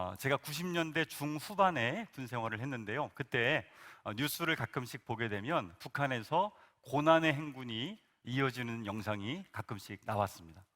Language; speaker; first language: Korean; native; Korean